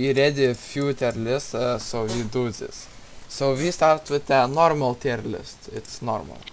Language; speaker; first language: English; non-native, learner; Russian